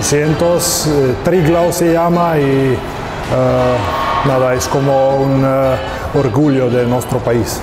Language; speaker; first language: Spanish; non-native, fluent; Slovenian